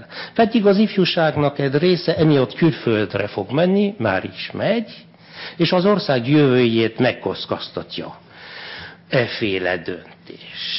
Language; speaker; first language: Hungarian; non-native, fluent; French